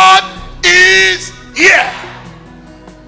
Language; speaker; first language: English; non-native, local second language; Igbo